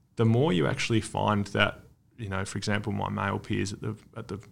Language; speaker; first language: English; native; English